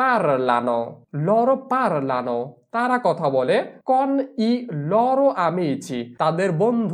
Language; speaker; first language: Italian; non-native, fluent; Bangla